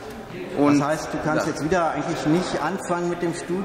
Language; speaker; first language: German; native; German